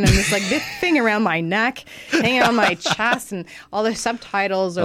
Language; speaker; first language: English; non-native, fluent; French